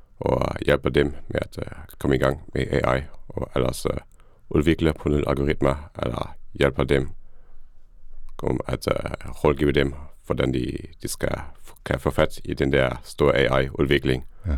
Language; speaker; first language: Danish; non-native, fluent; Luxembourgish